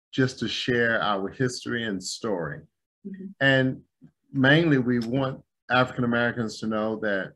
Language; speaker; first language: English; native; English